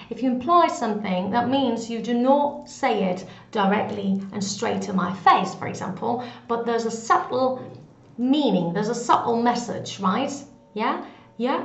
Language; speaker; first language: English; non-native, fluent; Greek